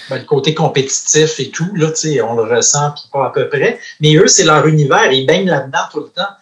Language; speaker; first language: French; native; French